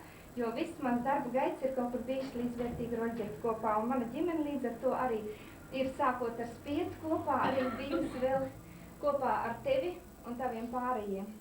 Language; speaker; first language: Latvian; native; Latvian